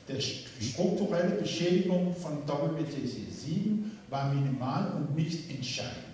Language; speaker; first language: German; non-native, learner; Danish